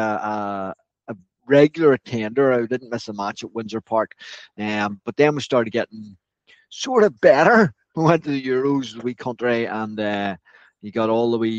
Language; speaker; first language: English; native; English